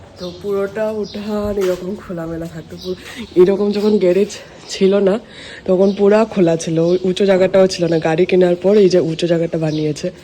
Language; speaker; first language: Bangla; native; Bangla